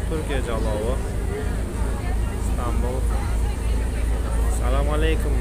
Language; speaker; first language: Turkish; non-native, learner; Kazakh